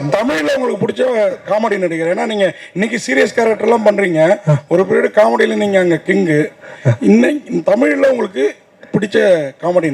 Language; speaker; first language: Tamil; native; Tamil